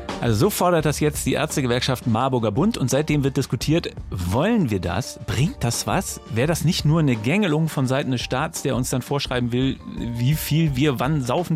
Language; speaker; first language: German; native; German